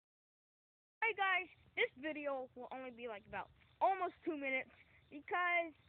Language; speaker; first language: English; native; English